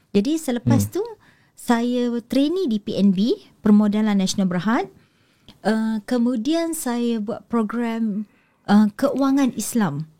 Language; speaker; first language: Malay; native; Malay